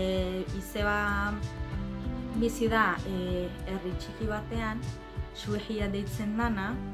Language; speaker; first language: Basque; non-native, fluent; Arabic